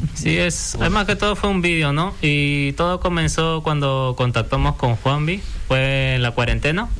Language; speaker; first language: Spanish; native; Spanish